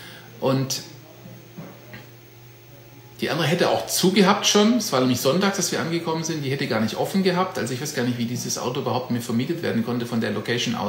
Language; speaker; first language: German; native; German